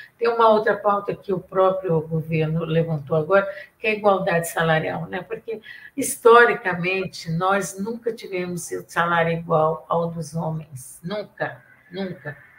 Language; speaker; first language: Portuguese; native; Portuguese